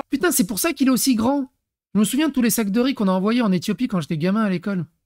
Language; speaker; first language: French; early bilingual, other home language; Serbian